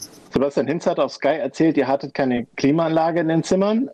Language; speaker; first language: German; native; German